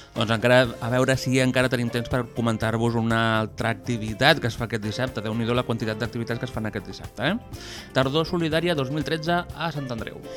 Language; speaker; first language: Catalan; native; Catalan